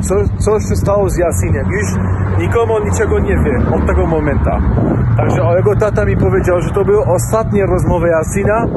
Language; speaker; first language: Polish; non-native, learner; Central Kurdish